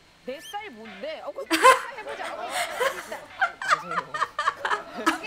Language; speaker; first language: Korean; native; Korean